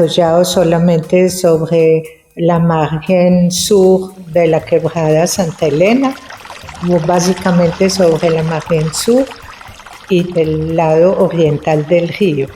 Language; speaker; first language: Spanish; non-native, fluent; French